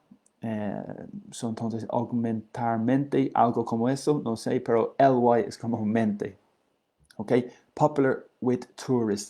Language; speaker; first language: Spanish; non-native, learner; English